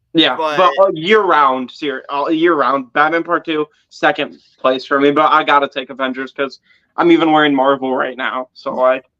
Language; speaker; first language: English; native; English